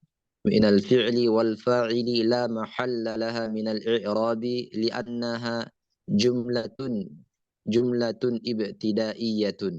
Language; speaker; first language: Arabic; non-native, learner; Indonesian